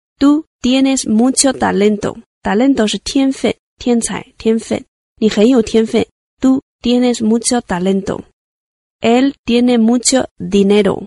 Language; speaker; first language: Spanish; non-native, fluent; Chinese